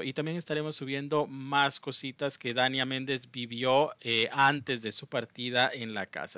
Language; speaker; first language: Spanish; native; Spanish